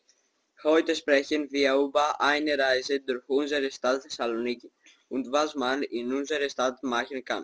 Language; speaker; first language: German; non-native, learner; Greek